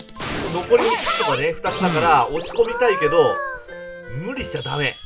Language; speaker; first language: Japanese; native; Japanese